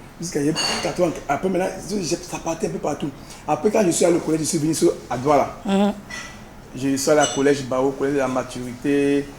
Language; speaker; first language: French; non-native, local second language; Ghomala